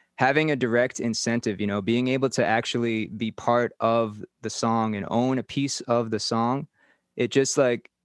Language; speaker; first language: English; native; English